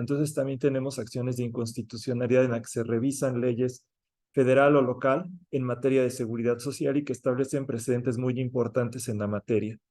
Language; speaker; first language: Spanish; native; Spanish